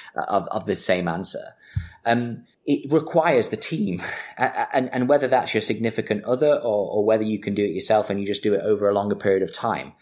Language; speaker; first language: English; native; English